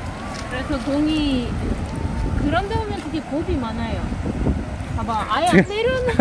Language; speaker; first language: Korean; non-native, fluent; Russian